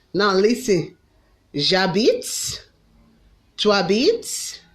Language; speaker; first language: French; non-native, fluent; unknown